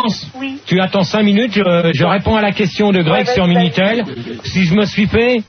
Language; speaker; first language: French; native; French